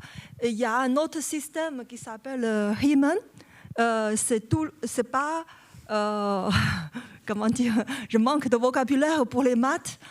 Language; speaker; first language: French; non-native, learner; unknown